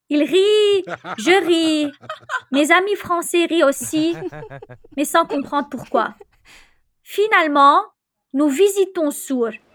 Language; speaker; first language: French; non-native, local second language; Arabic